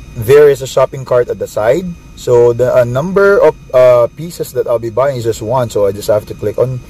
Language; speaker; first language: English; non-native, local second language; Filipino